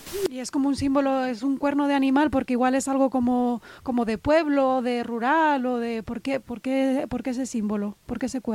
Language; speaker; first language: Spanish; native; Spanish